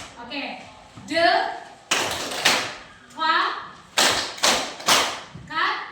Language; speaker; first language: French; non-native, learner; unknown